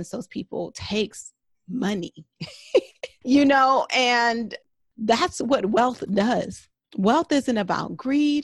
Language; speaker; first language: English; native; English